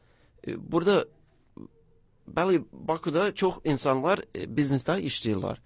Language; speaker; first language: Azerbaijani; non-native, learner; English